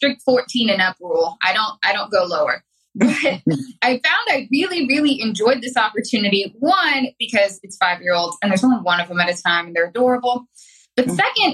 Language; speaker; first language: English; native; English